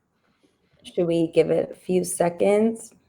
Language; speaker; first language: English; native; English